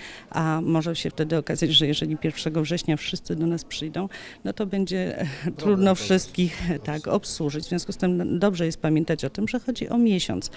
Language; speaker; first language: Polish; native; Polish